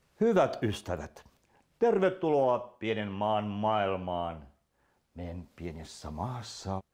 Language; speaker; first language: Finnish; non-native, fluent; Russian